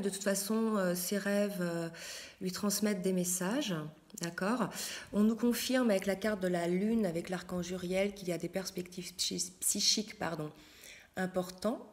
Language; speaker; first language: French; native; French